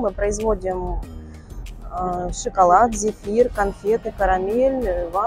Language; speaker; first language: Russian; native; Russian